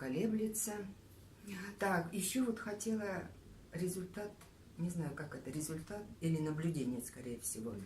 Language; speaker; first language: Russian; native; Russian